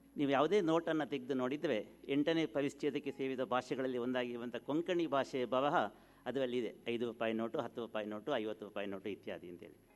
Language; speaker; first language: Kannada; non-native, local second language; Konkani